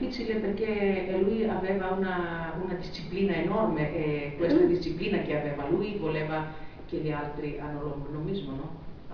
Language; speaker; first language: Italian; non-native, fluent; Greek